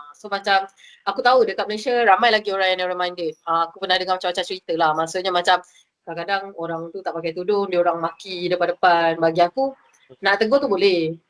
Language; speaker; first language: Malay; native; Malay